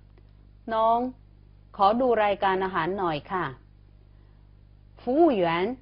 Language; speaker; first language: Thai; non-native, fluent; Chinese